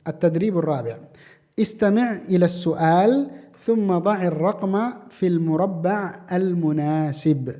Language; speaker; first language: Arabic; non-native, fluent; Indonesian